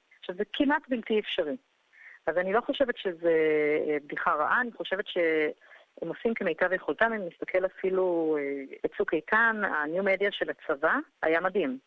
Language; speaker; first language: Hebrew; early bilingual, other home language; English